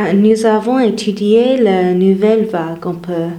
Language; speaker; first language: French; non-native, learner; English